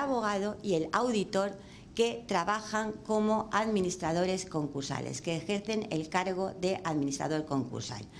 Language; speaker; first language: Spanish; native; Spanish